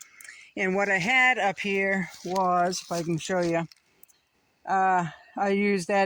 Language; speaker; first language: English; native; English